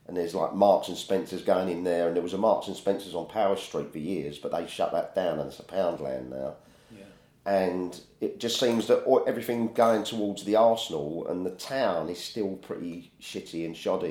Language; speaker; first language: English; native; English